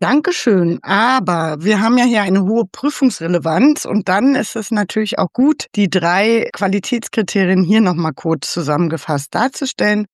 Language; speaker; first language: German; native; German